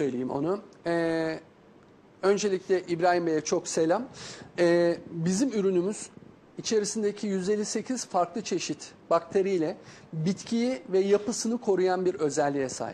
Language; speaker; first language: Turkish; native; Turkish